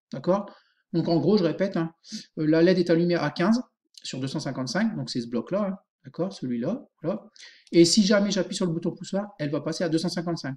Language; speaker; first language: French; native; French